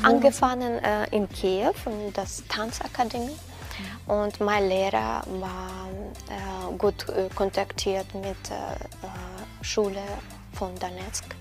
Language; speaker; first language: German; non-native, learner; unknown